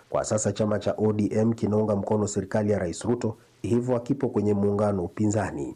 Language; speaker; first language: Swahili; non-native, local second language; Luyia